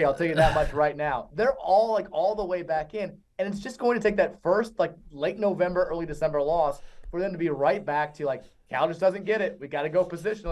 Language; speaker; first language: English; native; English